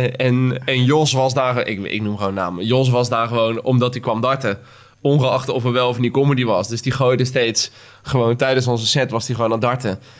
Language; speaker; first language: Dutch; native; Dutch